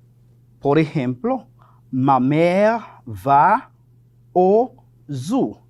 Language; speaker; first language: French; non-native, fluent; Spanish